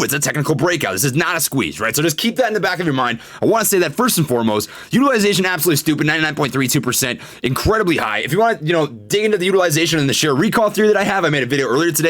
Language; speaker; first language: English; native; English